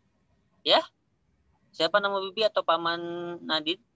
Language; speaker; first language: Indonesian; native; Indonesian